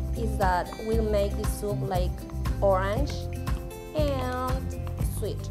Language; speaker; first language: English; non-native, learner; Spanish